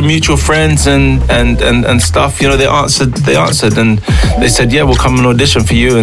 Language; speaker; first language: English; native; English